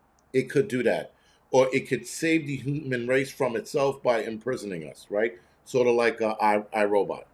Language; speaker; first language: English; native; English